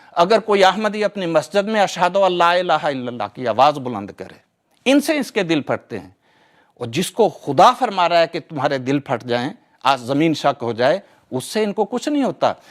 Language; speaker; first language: Urdu; non-native, local second language; Punjabi